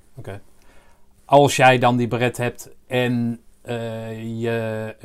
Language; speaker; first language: Dutch; early bilingual, other home language; Arabic